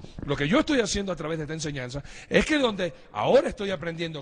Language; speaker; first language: Spanish; native; Spanish